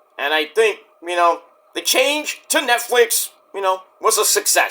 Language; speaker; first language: English; native; English